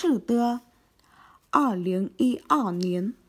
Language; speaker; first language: Chinese; non-native, learner; Vietnamese